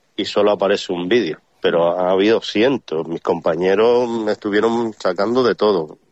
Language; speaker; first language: Spanish; native; Spanish